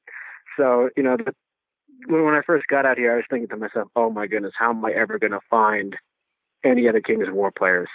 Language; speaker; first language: English; native; English